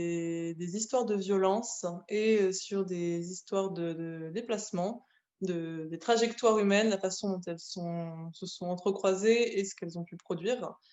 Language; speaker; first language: French; native; French